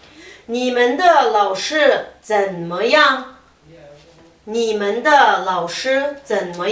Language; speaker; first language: Chinese; non-native, fluent; Kazakh